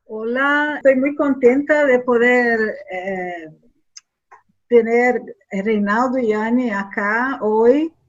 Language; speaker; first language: Spanish; non-native, fluent; Portuguese